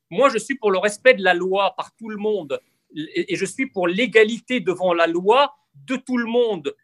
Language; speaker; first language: French; early bilingual, other home language; Arabic